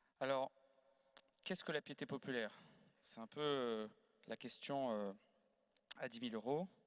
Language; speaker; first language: French; native; French